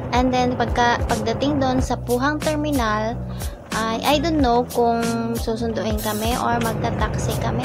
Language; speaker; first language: Filipino; native; Filipino